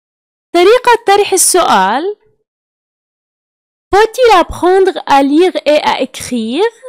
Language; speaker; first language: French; non-native, fluent; Arabic